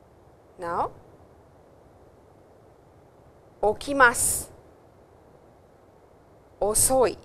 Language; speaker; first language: Japanese; non-native, fluent; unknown